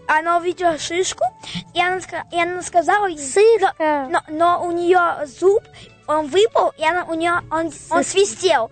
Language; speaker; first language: Russian; early bilingual, heritage; Russian